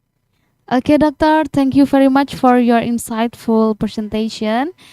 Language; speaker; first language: English; non-native, learner; Indonesian